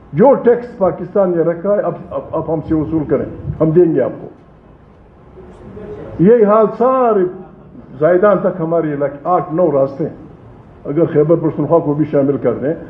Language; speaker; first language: Urdu; non-native, local second language; Pashto